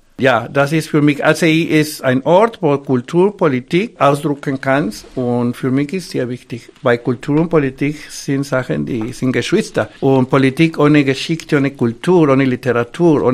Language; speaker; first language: German; non-native, fluent; Spanish